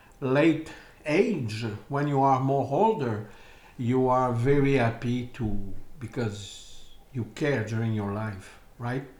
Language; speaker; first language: English; non-native, learner; French